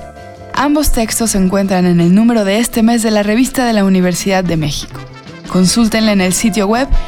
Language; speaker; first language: Spanish; native; Spanish